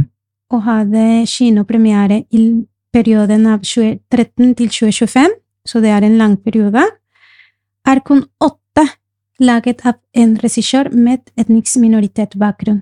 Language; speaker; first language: Norwegian; non-native, fluent; Spanish